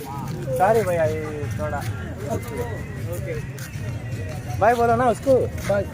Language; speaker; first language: Hindi; non-native, local second language; Telugu